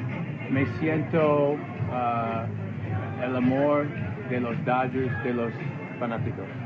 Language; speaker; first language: Spanish; non-native, learner; English